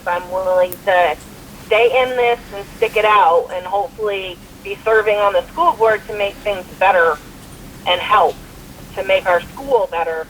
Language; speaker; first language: English; native; English